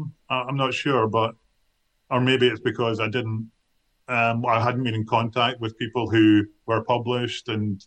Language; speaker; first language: English; native; English